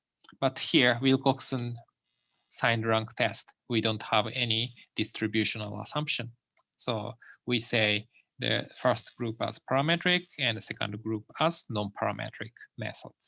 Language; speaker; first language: English; non-native, fluent; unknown